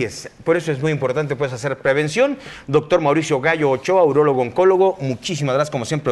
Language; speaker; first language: Spanish; native; Spanish